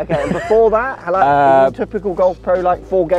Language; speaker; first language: English; native; English